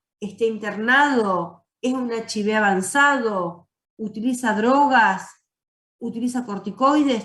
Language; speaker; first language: Spanish; native; Spanish